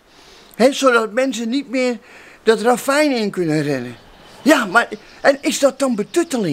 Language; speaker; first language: Dutch; native; Dutch